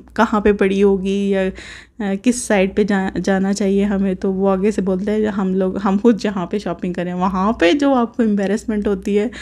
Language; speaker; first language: Urdu; native; Urdu